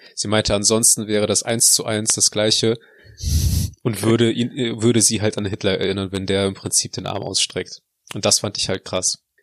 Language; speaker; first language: German; native; German